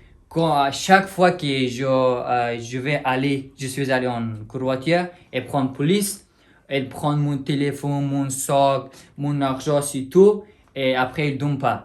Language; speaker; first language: French; non-native, learner; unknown